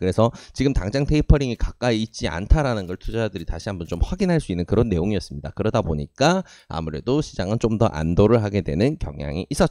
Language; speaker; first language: Korean; native; Korean